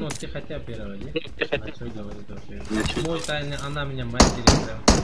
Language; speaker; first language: Russian; non-native, learner; Uzbek